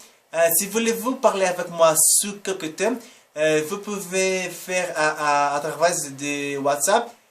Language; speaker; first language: French; non-native, learner; Portuguese